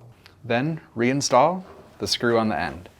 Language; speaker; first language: English; native; English